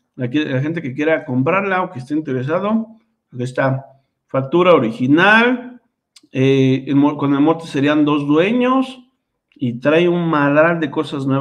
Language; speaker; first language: Spanish; native; Spanish